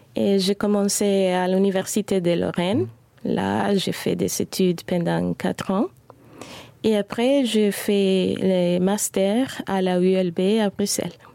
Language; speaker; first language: French; non-native, fluent; Spanish